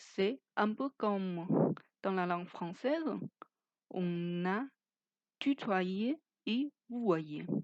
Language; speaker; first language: French; non-native, fluent; Chinese